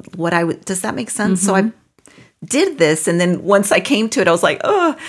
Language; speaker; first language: English; non-native, fluent; Spanish